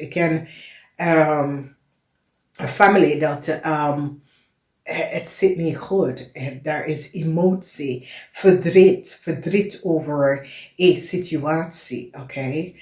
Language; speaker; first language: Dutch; non-native, learner; English